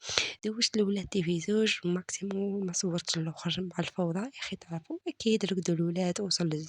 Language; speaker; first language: Arabic; native; Arabic